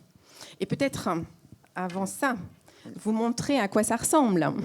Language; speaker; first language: French; native; French